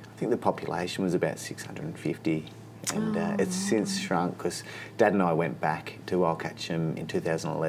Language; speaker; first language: English; native; English